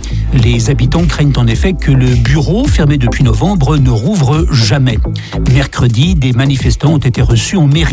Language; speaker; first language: French; native; French